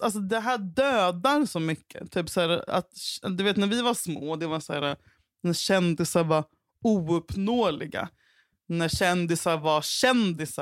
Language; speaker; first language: Swedish; native; Swedish